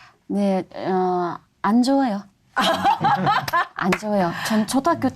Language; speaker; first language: Korean; non-native, fluent; Mongolian